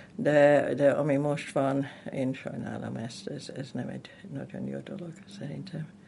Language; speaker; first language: Hungarian; non-native, fluent; English